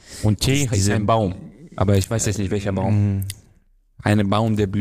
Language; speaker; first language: German; non-native, fluent; Romanian